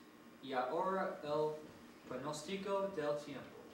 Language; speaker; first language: Spanish; non-native, learner; English